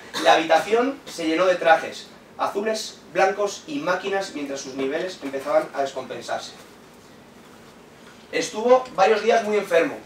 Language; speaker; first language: Spanish; native; Spanish